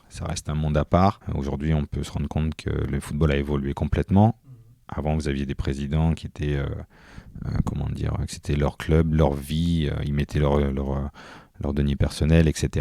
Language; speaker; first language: French; native; French